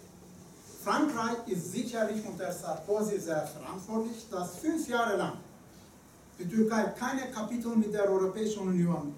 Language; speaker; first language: German; non-native, fluent; Turkish